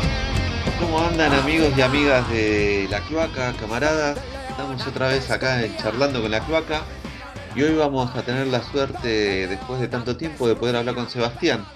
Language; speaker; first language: Spanish; native; Spanish